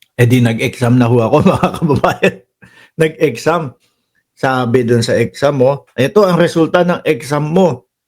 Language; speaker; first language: Filipino; native; Filipino